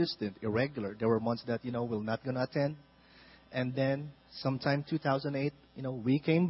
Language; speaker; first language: English; non-native, local second language; Filipino